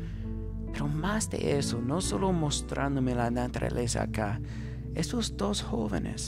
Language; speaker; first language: Spanish; non-native, fluent; English